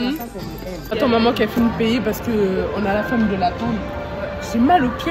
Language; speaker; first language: French; native; French